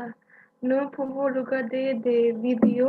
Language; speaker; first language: French; non-native, learner; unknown